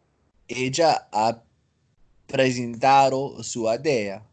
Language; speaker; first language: Spanish; non-native, learner; English